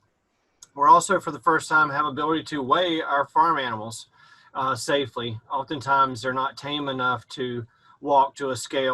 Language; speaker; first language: English; native; English